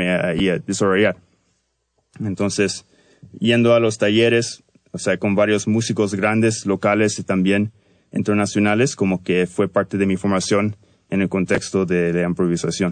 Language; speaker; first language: Spanish; early bilingual, heritage; Spanish